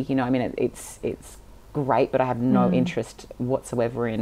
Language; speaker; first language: English; native; English